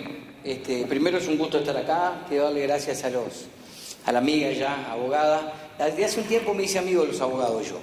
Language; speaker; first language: Spanish; native; Spanish